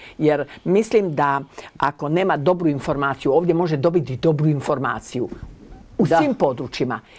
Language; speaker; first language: Croatian; native; Croatian